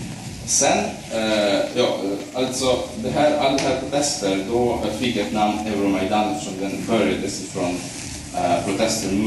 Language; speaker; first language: Swedish; non-native, fluent; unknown